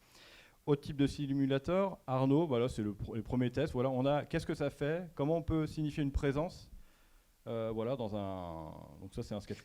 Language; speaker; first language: French; native; French